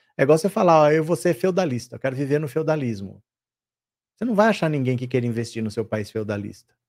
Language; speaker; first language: Portuguese; native; Portuguese